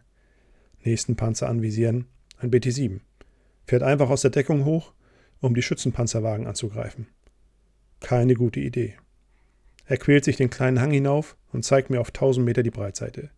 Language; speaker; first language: German; native; German